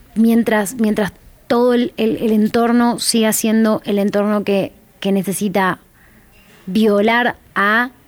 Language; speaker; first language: Spanish; native; Spanish